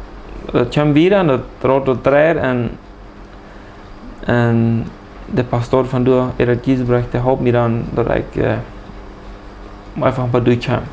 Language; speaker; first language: German; early bilingual, heritage; Plautdietsch